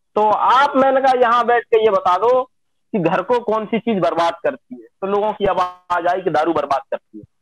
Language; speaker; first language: Hindi; native; Hindi